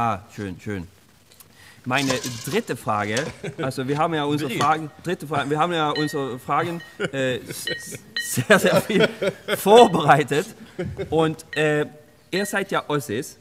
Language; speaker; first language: German; non-native, learner; Swedish